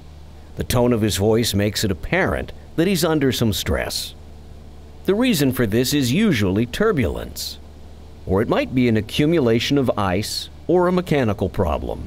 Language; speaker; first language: English; native; English